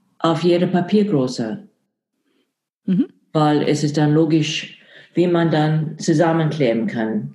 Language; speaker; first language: German; non-native, fluent; English